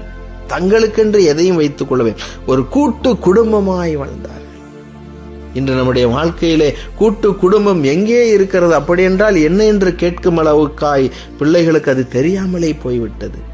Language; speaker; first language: Tamil; native; Tamil